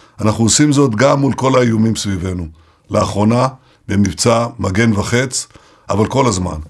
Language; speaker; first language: Hebrew; native; Hebrew